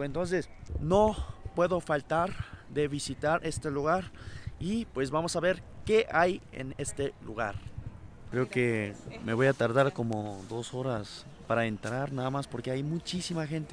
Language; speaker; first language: Spanish; non-native, fluent; Korean